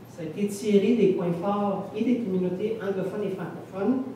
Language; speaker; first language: French; non-native, local second language; English